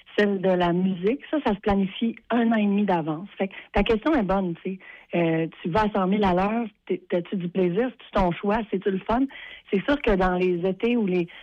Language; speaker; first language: French; native; French